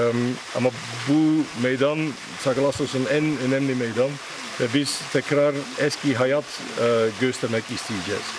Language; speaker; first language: Turkish; non-native, fluent; Dutch